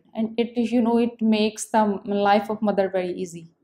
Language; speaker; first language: English; non-native, local second language; Punjabi